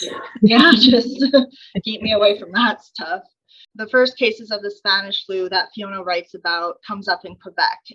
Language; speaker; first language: English; native; English